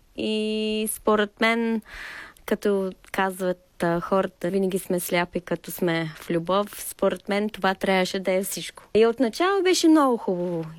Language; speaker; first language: Bulgarian; non-native, fluent; English